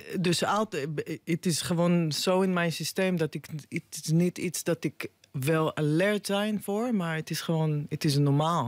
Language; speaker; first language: Dutch; non-native, fluent; Hebrew